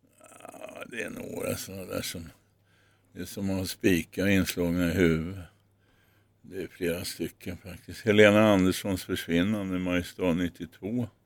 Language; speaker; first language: Swedish; native; Swedish